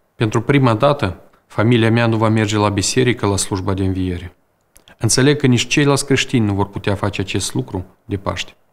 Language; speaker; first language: Romanian; native; Romanian